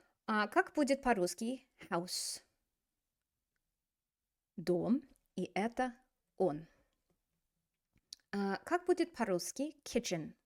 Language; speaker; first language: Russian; non-native, fluent; English